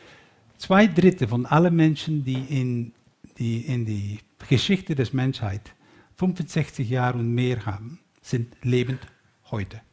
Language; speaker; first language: German; non-native, learner; Dutch